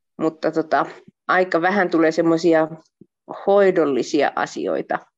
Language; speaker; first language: Finnish; early bilingual, other home language; Spanish